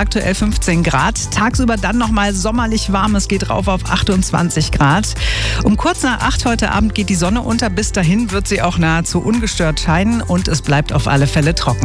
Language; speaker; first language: German; native; German